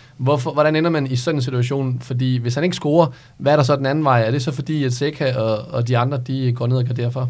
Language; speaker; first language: Danish; early bilingual, other home language; Serbian